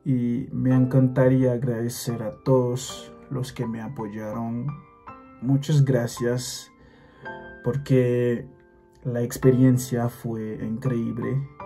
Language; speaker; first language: Spanish; non-native, fluent; Haitian Creole